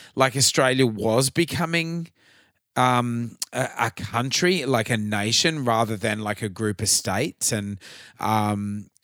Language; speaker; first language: English; native; English